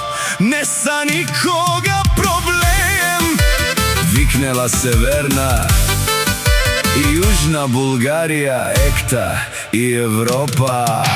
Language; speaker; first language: Bulgarian; non-native, local second language; Romany